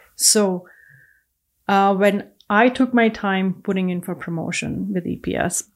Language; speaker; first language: English; non-native, local second language; Punjabi